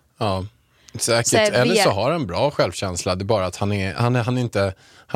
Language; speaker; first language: Swedish; native; Swedish